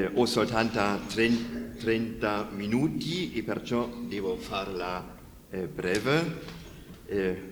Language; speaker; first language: Italian; non-native, fluent; German